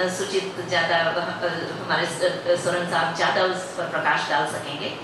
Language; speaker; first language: Hindi; non-native, local second language; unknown